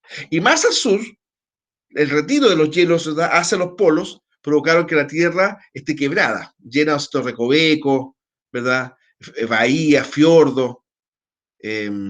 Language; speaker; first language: Spanish; native; Spanish